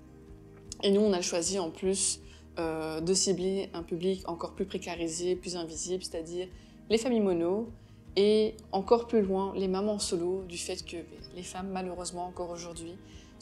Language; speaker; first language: French; native; French